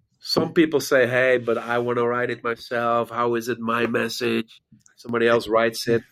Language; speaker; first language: English; non-native, fluent; Dutch